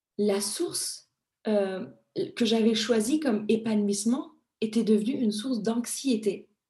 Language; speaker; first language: French; early bilingual, other home language; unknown